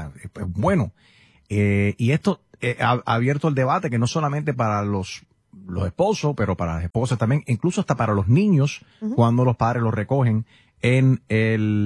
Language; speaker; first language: Spanish; native; Spanish